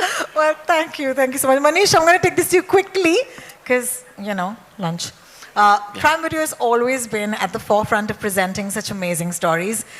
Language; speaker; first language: English; non-native, local second language; Hindi